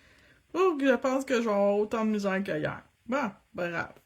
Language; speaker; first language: French; native; French